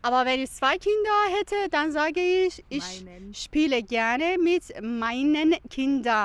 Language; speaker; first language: German; non-native, fluent; Persian